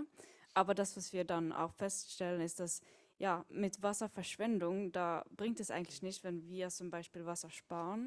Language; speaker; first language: German; non-native, fluent; Norwegian